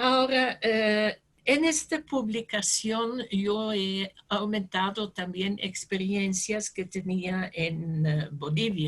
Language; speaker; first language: Spanish; non-native, fluent; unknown